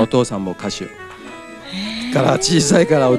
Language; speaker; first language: Japanese; non-native, learner; Min Nan Chinese